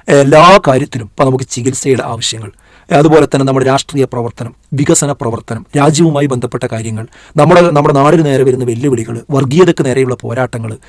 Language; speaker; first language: Malayalam; native; Malayalam